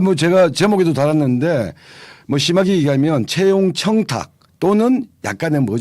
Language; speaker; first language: Korean; native; Korean